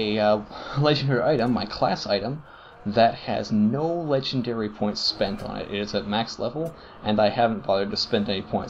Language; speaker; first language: English; native; English